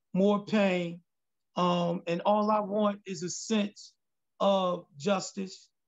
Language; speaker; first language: English; native; English